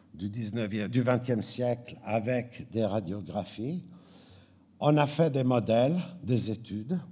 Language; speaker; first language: French; native; French